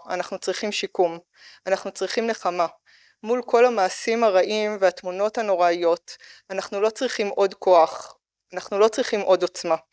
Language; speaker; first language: Hebrew; native; Hebrew